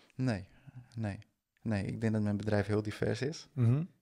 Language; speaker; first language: Dutch; native; Dutch